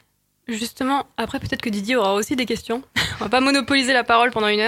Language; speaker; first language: French; native; French